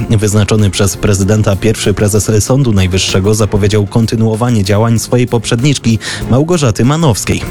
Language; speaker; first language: Polish; native; Polish